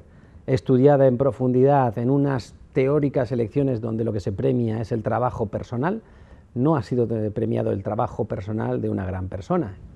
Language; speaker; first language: Spanish; native; Spanish